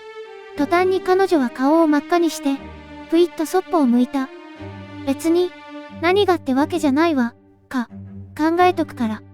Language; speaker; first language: Japanese; native; Japanese